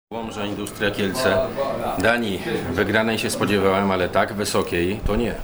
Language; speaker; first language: Polish; native; Polish